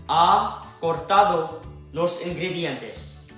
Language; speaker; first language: Spanish; non-native, learner; English